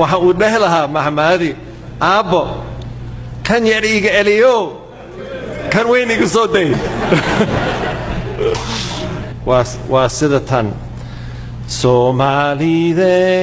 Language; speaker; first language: Somali; non-native, fluent; English